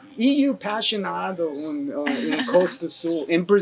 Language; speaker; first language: Portuguese; non-native, learner; English